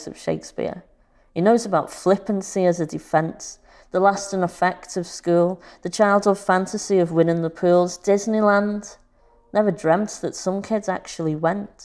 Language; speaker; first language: English; native; English